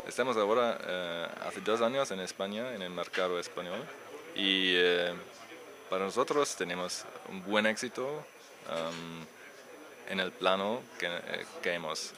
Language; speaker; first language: Spanish; non-native, learner; German